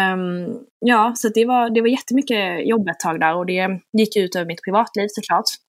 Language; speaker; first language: Swedish; native; Swedish